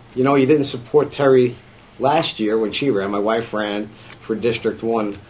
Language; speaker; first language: English; native; English